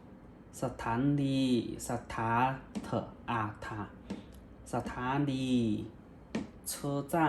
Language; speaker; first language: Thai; non-native, learner; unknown